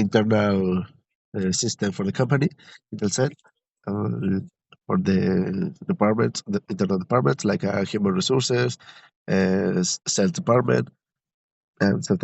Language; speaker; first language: English; non-native, learner; Spanish